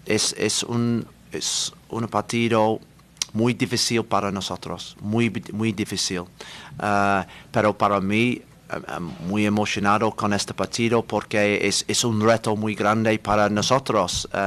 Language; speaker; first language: Spanish; non-native, learner; English